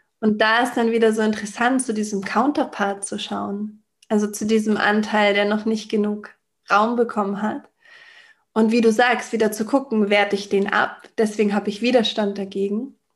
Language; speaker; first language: German; native; German